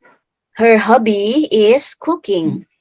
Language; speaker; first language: English; non-native, fluent; Indonesian